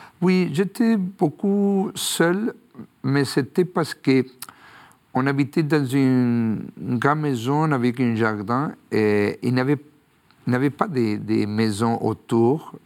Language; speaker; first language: French; non-native, fluent; Spanish